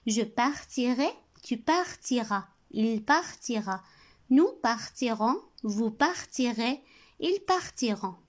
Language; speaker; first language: French; non-native, local second language; Arabic